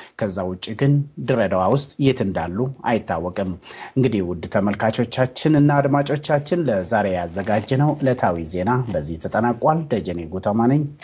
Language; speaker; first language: Amharic; non-native, local second language; Oromo